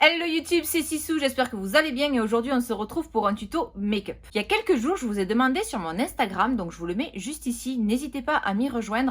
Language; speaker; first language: French; native; French